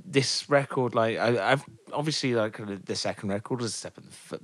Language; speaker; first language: English; native; English